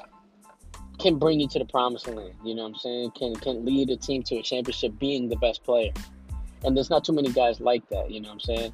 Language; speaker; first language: English; native; English